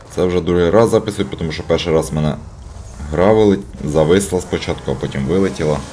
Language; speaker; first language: Ukrainian; native; Ukrainian